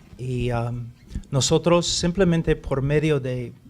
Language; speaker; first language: Spanish; non-native, fluent; English